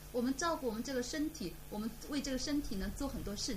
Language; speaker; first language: Chinese; native; Chinese